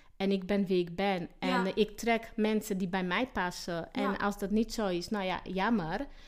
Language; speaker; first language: Dutch; non-native, fluent; Slovak